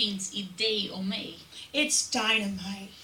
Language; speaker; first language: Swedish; non-native, fluent; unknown